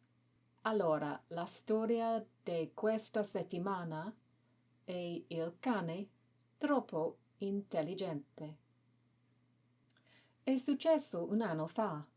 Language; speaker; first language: Italian; non-native, learner; English